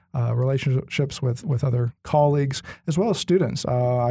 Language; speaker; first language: English; native; English